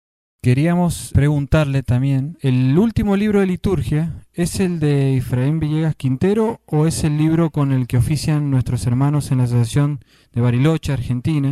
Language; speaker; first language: Spanish; native; Spanish